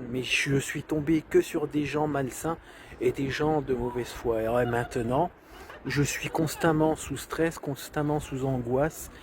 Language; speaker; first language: French; native; French